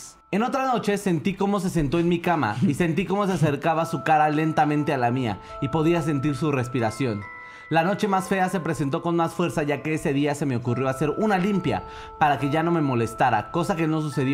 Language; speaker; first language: Spanish; native; Spanish